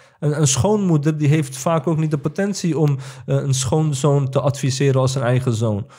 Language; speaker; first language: Dutch; early bilingual, other home language; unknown